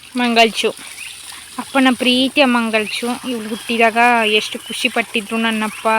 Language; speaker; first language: Kannada; native; Kannada